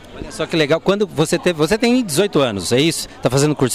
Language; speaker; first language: Portuguese; native; Portuguese